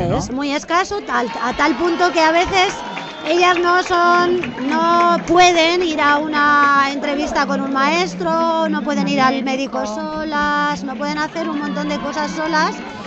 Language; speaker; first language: Spanish; native; Spanish